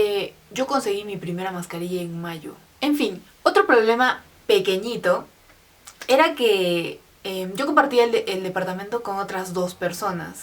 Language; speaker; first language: Spanish; native; Spanish